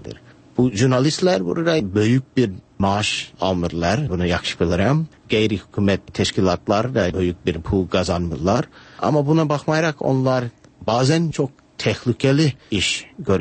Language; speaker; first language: Turkish; non-native, fluent; English